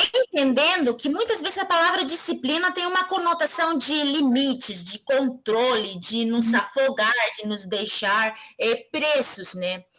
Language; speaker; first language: Portuguese; non-native, fluent; Spanish